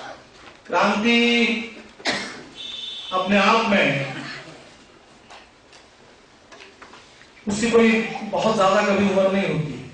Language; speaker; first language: Hindi; native; Hindi